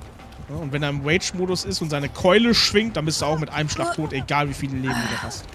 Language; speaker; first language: German; native; German